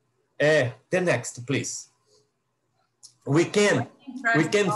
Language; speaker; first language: English; non-native, learner; Portuguese